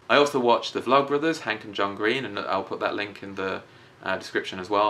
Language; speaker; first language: English; native; English